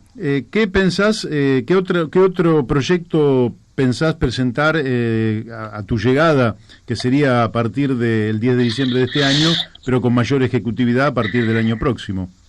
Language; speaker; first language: Spanish; native; Spanish